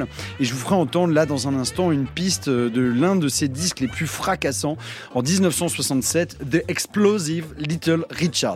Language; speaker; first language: French; native; French